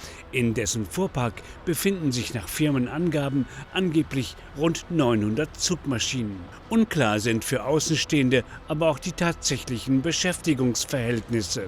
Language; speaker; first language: German; native; German